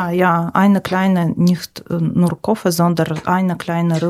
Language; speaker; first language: German; non-native, learner; Ukrainian